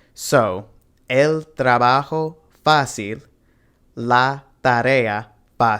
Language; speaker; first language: Spanish; non-native, fluent; English